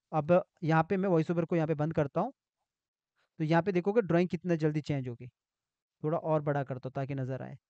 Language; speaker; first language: Hindi; native; Hindi